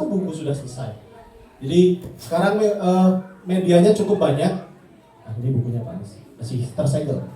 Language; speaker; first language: Indonesian; native; Indonesian